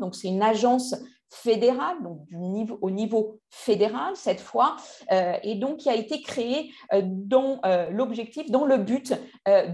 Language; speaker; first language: French; native; French